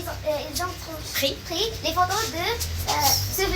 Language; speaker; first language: French; non-native, learner; Arabic